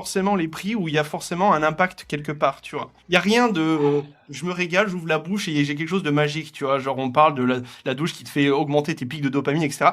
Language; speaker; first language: French; native; French